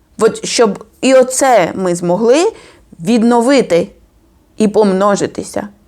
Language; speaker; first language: Ukrainian; non-native, fluent; Georgian